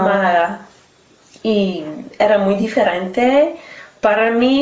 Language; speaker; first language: Spanish; non-native, learner; English